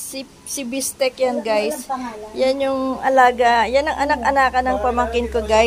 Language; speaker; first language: Filipino; native; Filipino